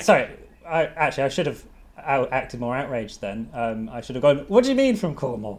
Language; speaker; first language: English; native; English